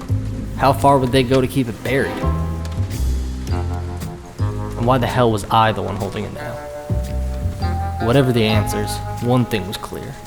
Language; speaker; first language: English; native; English